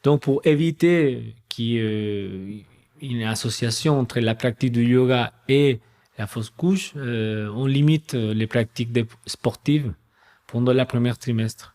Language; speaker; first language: French; non-native, fluent; Spanish